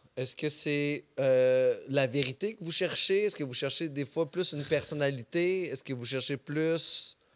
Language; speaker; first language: French; native; French